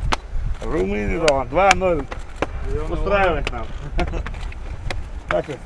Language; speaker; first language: Russian; non-native, local second language; Chechen